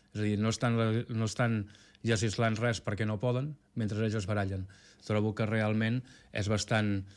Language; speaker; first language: Catalan; native; Catalan